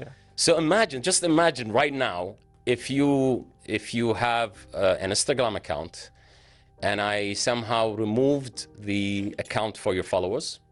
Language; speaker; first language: English; non-native, fluent; Arabic